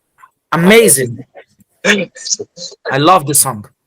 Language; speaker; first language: English; non-native, fluent; Portuguese